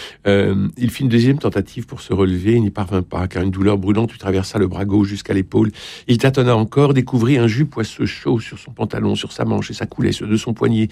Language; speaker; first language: French; native; French